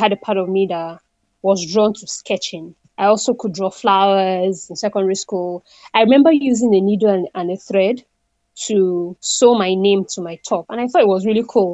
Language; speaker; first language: English; non-native, local second language; Igbo